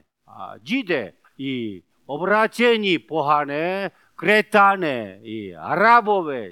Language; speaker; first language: Czech; non-native, learner; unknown